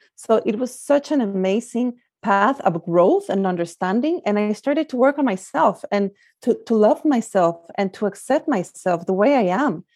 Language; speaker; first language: English; non-native, fluent; Spanish